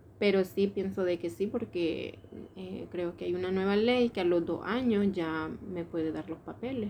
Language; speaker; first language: Spanish; native; Spanish